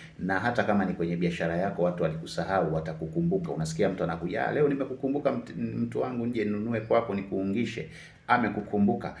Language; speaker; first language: Swahili; non-native, local second language; Sukuma